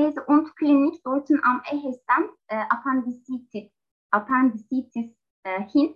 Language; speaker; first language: German; non-native, learner; Turkish